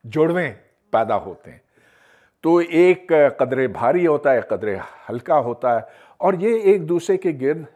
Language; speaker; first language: Urdu; native; Urdu